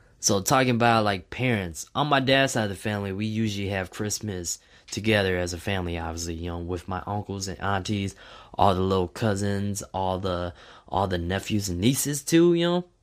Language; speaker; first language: English; native; English